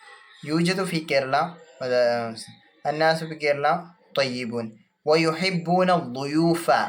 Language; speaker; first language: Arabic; non-native, learner; Malayalam